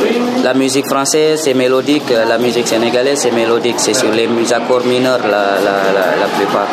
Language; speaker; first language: French; non-native, local second language; Fula